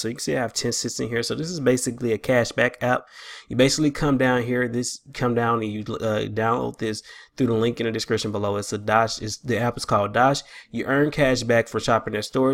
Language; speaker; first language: English; native; English